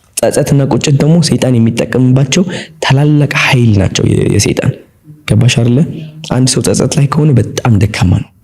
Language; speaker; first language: Amharic; non-native, local second language; Tigrinya